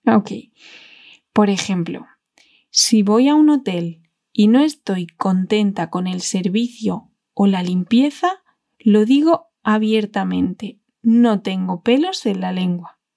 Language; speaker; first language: Spanish; native; Spanish